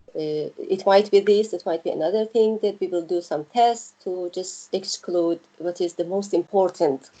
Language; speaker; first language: English; non-native, fluent; Persian